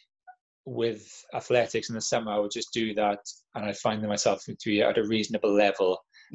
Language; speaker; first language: English; native; English